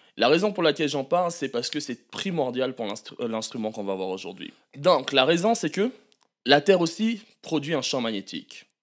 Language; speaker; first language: French; non-native, local second language; Malagasy